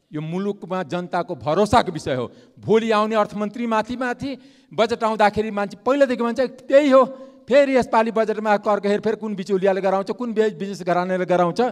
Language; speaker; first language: Nepali; non-native, local second language; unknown